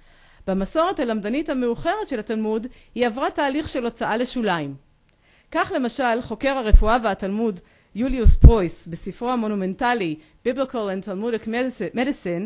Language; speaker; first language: Hebrew; native; Hebrew